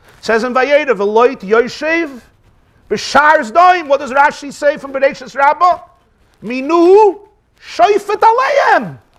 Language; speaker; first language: English; native; English